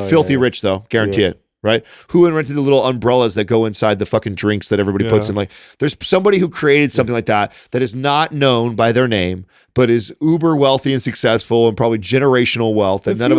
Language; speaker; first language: English; native; English